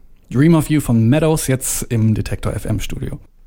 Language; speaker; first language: German; native; German